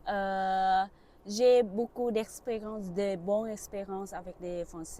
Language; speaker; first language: French; non-native, learner; Vietnamese